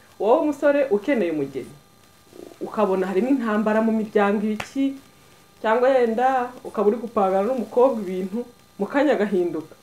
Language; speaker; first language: Kinyarwanda; early bilingual, heritage; Kinyarwanda